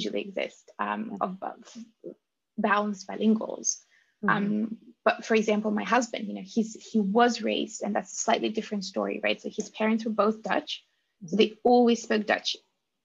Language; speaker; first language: English; non-native, fluent; Russian